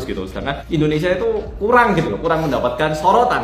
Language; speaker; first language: Indonesian; native; Indonesian